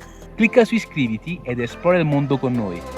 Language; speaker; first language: Italian; native; Italian